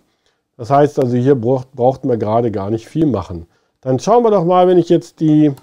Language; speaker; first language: German; native; German